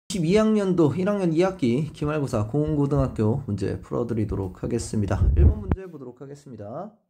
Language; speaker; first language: Korean; native; Korean